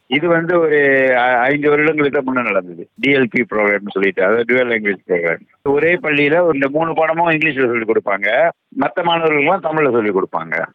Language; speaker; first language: Tamil; native; Tamil